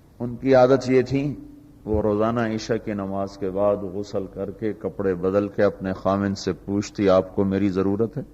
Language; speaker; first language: Urdu; non-native, local second language; Punjabi